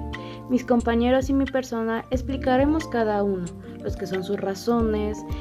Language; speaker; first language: Spanish; native; Spanish